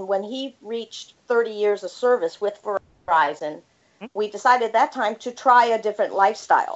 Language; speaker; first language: English; native; English